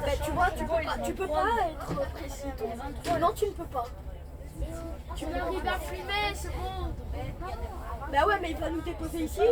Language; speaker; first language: French; native; French